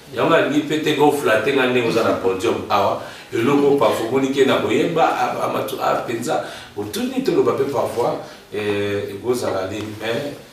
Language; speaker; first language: Lingala; native; Lingala